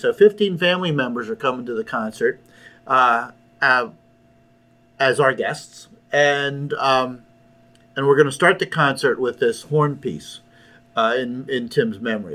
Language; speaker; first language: English; native; English